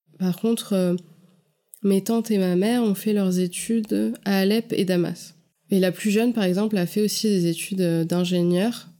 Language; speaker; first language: French; native; French